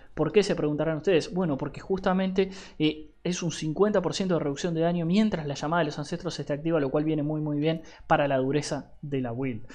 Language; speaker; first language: Spanish; native; Spanish